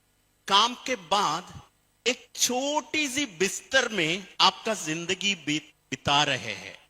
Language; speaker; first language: Hindi; non-native, fluent; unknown